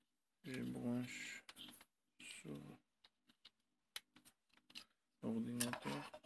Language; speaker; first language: French; non-native, learner; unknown